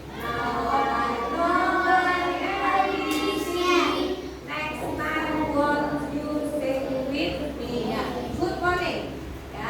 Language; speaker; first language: English; non-native, learner; Indonesian